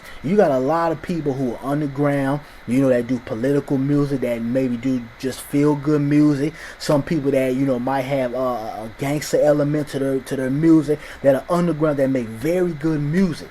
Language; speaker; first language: English; native; English